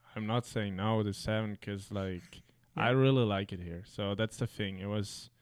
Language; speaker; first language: English; non-native, fluent; German